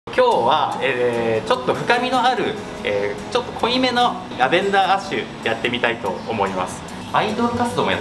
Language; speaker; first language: Japanese; native; Japanese